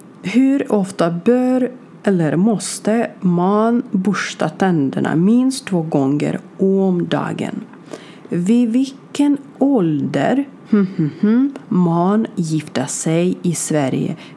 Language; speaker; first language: Swedish; non-native, learner; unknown